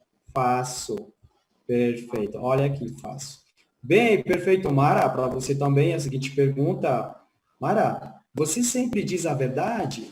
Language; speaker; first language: Portuguese; non-native, fluent; Spanish